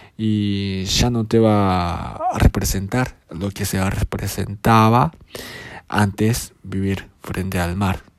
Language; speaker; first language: Spanish; non-native, fluent; Japanese